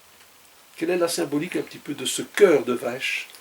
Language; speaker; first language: French; native; French